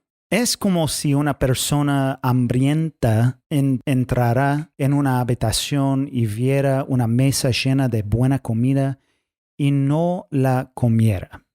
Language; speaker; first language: Spanish; non-native, fluent; English